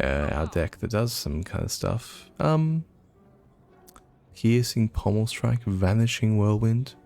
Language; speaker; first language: English; native; English